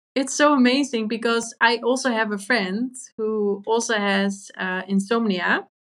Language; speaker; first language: English; non-native, fluent; Dutch